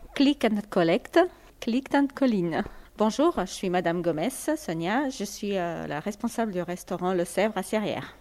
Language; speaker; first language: French; non-native, fluent; Portuguese